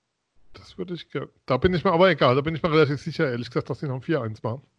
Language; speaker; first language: German; native; German